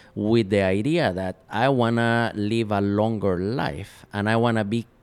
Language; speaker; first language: English; non-native, fluent; Spanish